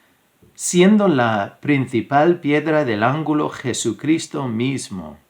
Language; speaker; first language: Spanish; non-native, fluent; English